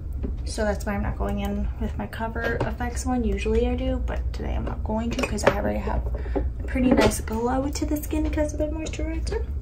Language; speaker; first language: English; native; English